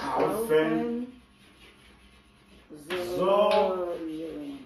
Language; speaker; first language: German; non-native, learner; French